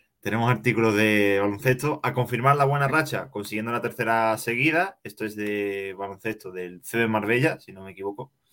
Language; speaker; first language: Spanish; native; Spanish